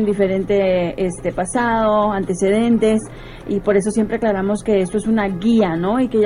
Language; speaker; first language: Spanish; native; Spanish